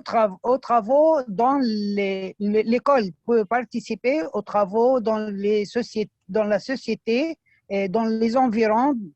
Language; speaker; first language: French; non-native, fluent; Arabic